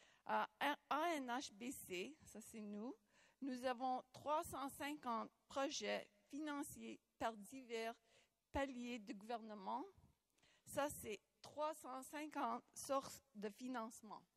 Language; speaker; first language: French; non-native, local second language; English